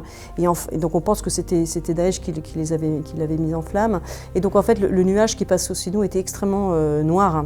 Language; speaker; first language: French; native; French